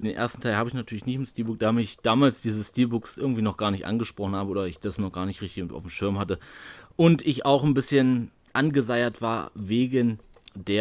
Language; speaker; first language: German; native; German